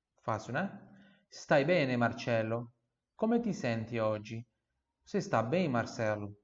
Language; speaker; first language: Italian; non-native, fluent; Portuguese